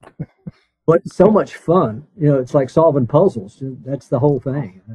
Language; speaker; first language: English; native; English